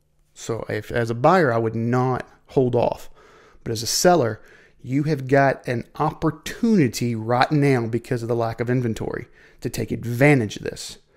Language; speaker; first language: English; native; English